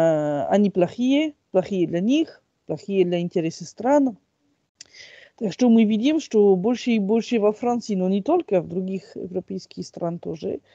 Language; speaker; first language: Russian; non-native, fluent; French